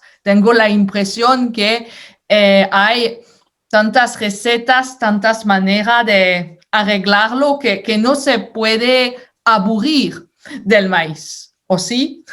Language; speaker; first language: Spanish; non-native, fluent; French